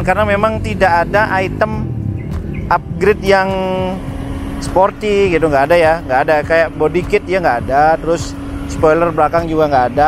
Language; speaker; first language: Indonesian; native; Indonesian